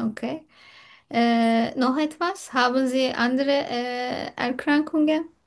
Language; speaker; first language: German; non-native, learner; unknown